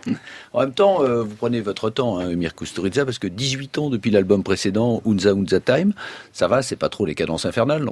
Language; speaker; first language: French; native; French